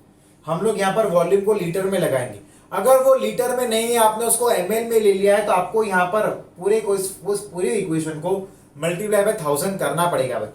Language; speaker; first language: Hindi; non-native, local second language; Gujarati